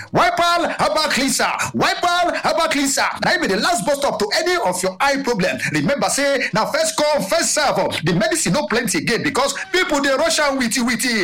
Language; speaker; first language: Nigerian Pidgin; non-native, local second language; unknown